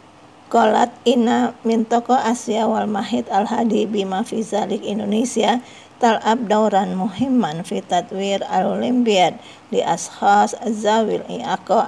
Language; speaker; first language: Arabic; non-native, fluent; Indonesian